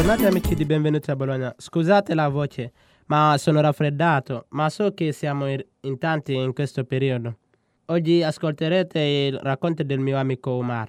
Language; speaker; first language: Italian; non-native, fluent; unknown